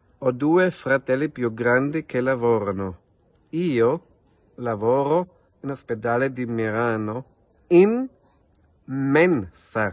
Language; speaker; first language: Italian; non-native, local second language; German